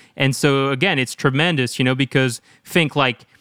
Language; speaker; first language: English; non-native, fluent; French